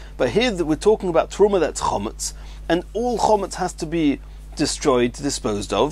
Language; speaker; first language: English; native; English